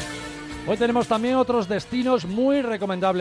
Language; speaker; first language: Spanish; native; Spanish